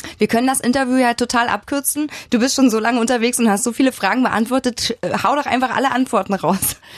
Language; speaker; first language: German; native; German